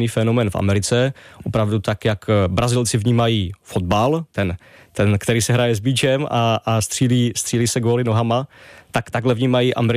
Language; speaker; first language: Czech; native; Czech